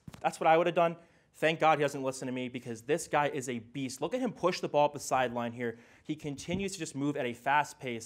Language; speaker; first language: English; native; English